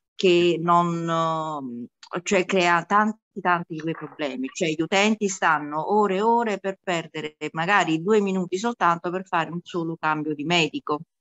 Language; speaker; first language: Italian; native; Italian